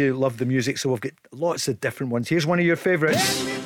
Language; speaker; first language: English; native; English